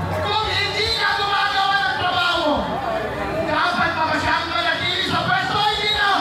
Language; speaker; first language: Filipino; non-native, local second language; Iloko